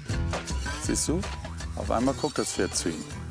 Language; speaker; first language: German; native; German